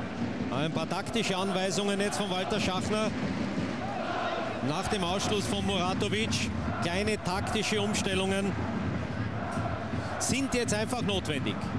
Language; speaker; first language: German; native; German